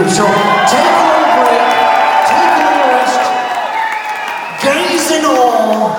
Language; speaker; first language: English; non-native, fluent; German